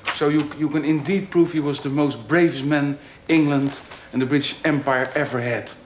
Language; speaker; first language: English; non-native, learner; Dutch